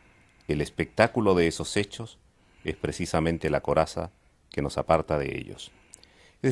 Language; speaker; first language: Spanish; native; Spanish